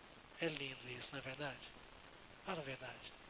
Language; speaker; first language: Portuguese; native; Portuguese